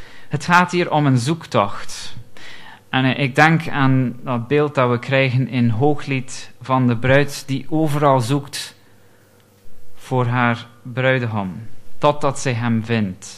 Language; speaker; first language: Dutch; non-native, fluent; English